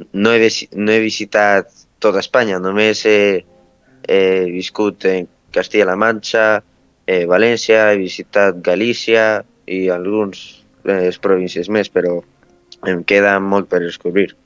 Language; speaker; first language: Catalan; early bilingual, other home language; Romanian